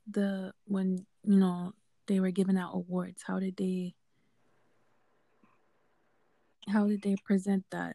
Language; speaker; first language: English; native; English